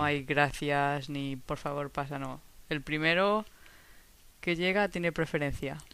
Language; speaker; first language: Spanish; non-native, fluent; English